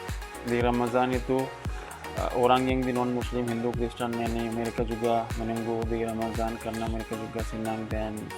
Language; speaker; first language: Indonesian; non-native, learner; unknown